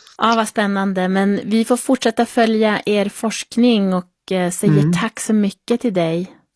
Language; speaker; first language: Swedish; native; Swedish